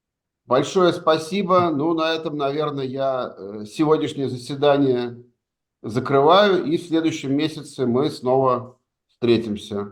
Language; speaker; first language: Russian; native; Russian